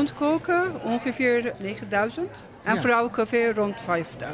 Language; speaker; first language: Dutch; non-native, local second language; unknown